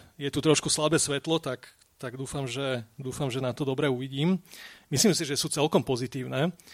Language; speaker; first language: Slovak; native; Slovak